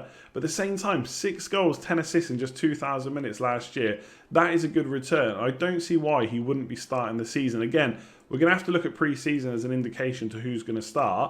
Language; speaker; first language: English; native; English